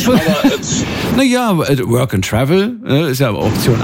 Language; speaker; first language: German; native; German